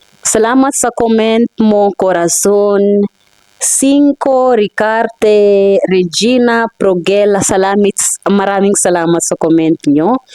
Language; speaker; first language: Filipino; non-native, fluent; Swahili